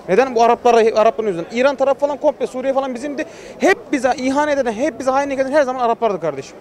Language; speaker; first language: Turkish; native; Turkish